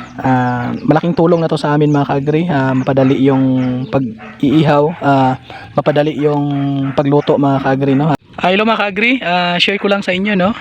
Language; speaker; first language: Filipino; non-native, local second language; Cebuano